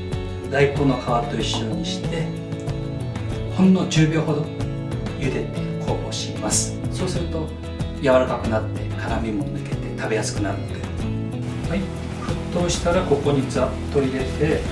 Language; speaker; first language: Japanese; native; Japanese